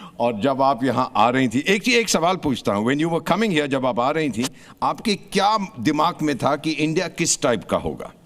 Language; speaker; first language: Hindi; native; Hindi